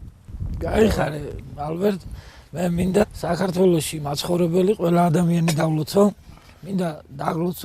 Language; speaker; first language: Georgian; non-native, local second language; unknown